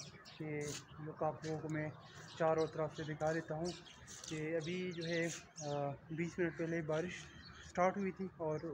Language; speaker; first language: Hindi; non-native, local second language; Pashto